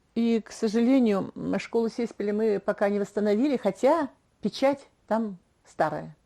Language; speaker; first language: Russian; non-native, local second language; Chuvash